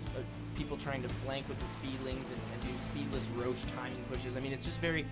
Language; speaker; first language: English; native; English